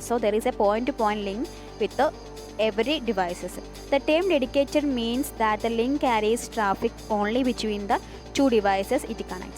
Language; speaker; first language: English; non-native, local second language; Malayalam